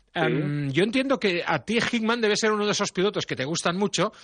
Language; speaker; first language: Spanish; non-native, local second language; Catalan